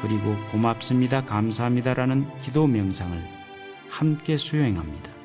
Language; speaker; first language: Korean; native; Korean